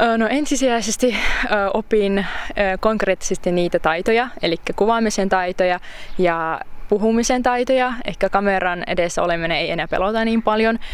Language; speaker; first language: Finnish; native; Finnish